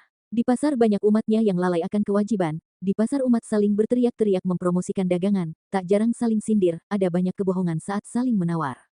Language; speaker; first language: Indonesian; native; Indonesian